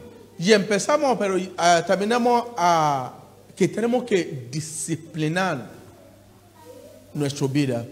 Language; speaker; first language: Spanish; non-native, learner; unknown